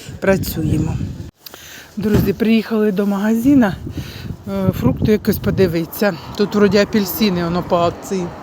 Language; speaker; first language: Ukrainian; native; Ukrainian